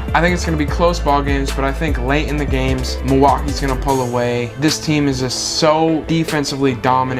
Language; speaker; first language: English; native; English